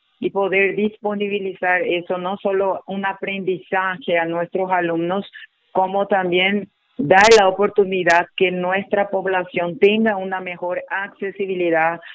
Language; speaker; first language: Spanish; non-native, fluent; Portuguese